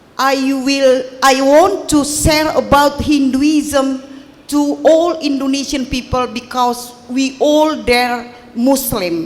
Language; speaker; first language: English; non-native, learner; Indonesian